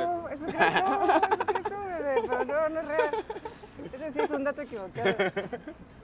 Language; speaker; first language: Spanish; native; Spanish